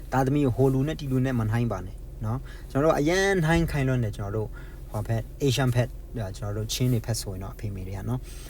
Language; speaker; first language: Burmese; non-native, local second language; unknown